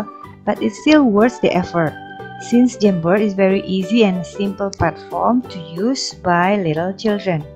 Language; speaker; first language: English; non-native, fluent; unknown